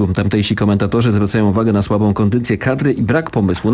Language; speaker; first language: Polish; native; Polish